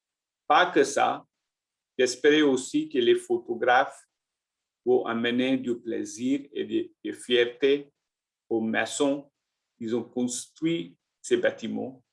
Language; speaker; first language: French; non-native, learner; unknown